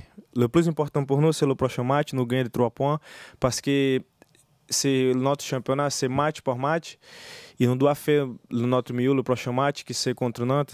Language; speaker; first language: French; non-native, learner; Portuguese